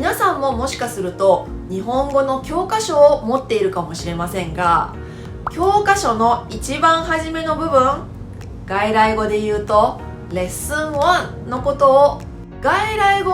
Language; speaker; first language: Japanese; native; Japanese